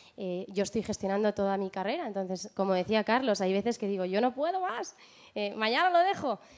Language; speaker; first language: Spanish; native; Spanish